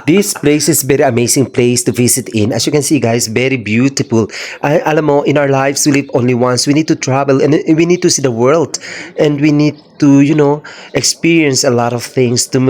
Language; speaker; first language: English; non-native, local second language; Filipino